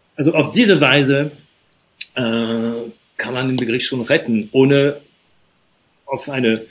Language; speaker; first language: German; non-native, fluent; French